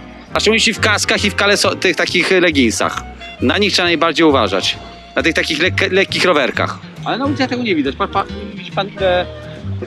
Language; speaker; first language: Polish; native; Polish